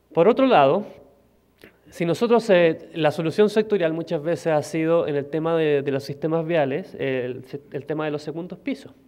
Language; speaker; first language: Spanish; native; Spanish